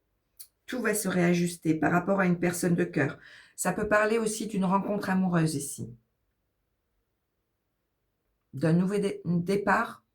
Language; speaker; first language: French; native; French